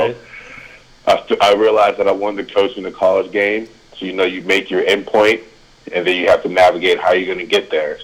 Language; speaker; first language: English; native; English